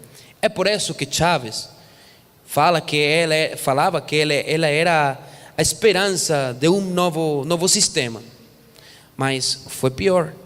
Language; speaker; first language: Portuguese; non-native, fluent; Spanish